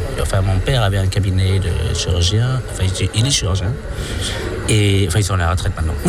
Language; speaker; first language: French; non-native, fluent; Khmer